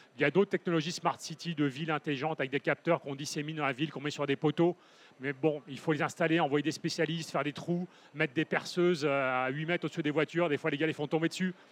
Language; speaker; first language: French; native; French